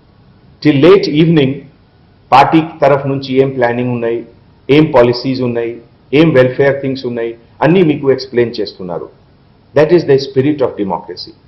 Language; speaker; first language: Telugu; non-native, fluent; Hindi